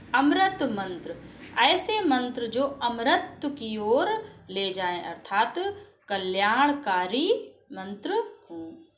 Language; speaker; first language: Hindi; native; Hindi